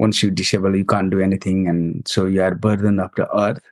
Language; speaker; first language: English; non-native, local second language; Nepali